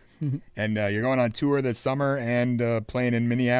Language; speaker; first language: English; native; English